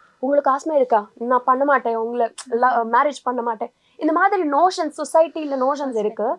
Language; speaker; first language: Tamil; non-native, learner; Telugu